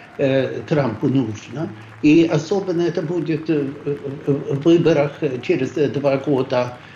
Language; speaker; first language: Russian; non-native, fluent; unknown